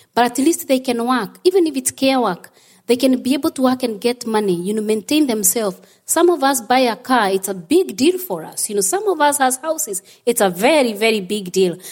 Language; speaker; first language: English; non-native, local second language; Kikuyu